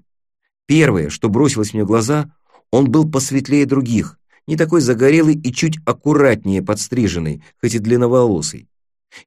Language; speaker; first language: Russian; native; Russian